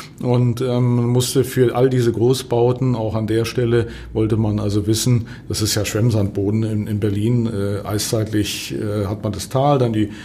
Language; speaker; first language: German; native; German